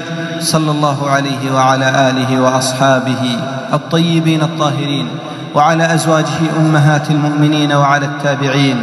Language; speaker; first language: Arabic; native; Arabic